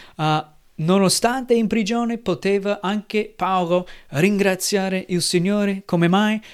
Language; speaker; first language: Italian; non-native, fluent; English